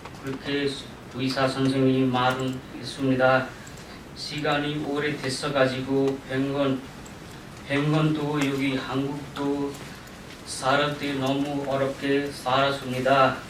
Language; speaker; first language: Korean; non-native, learner; Nepali